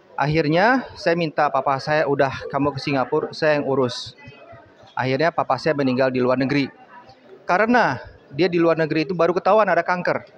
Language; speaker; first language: Indonesian; native; Indonesian